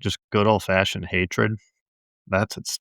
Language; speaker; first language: English; native; English